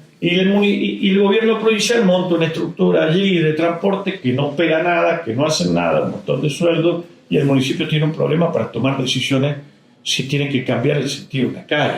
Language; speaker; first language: Spanish; native; Spanish